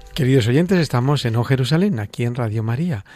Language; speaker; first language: Spanish; native; Spanish